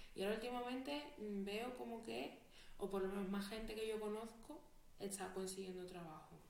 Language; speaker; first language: Spanish; native; Spanish